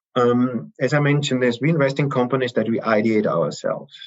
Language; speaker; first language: English; non-native, fluent; German